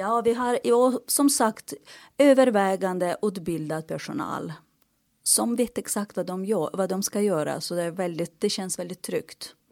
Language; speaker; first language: Swedish; non-native, fluent; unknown